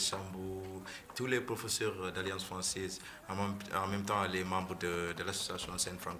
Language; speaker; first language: French; non-native, fluent; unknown